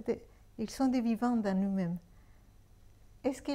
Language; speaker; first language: French; non-native, fluent; Spanish